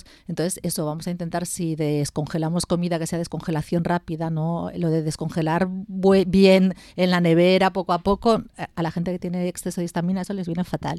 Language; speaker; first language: Spanish; native; Spanish